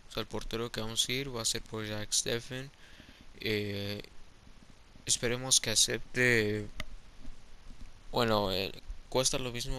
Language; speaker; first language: Spanish; early bilingual, heritage; Spanish